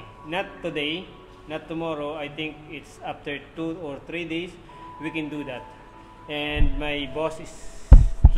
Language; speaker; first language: English; non-native, local second language; Filipino